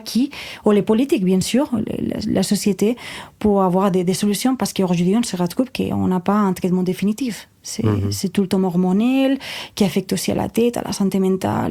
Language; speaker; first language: French; non-native, fluent; Spanish